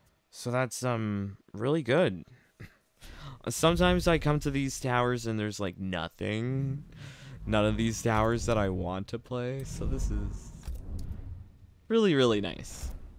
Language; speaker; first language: English; native; English